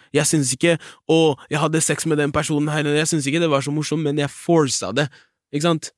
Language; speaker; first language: Norwegian; early bilingual, other home language; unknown